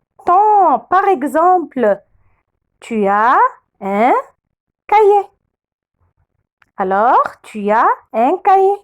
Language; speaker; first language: French; non-native, fluent; Arabic